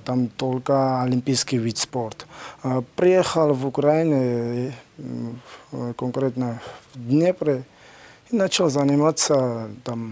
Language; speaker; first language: Russian; non-native, learner; Georgian